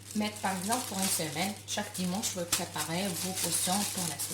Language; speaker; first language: French; non-native, local second language; Arabic